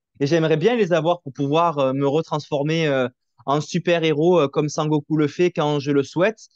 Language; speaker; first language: French; native; French